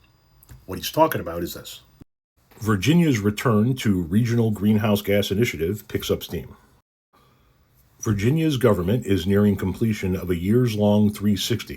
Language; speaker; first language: English; native; English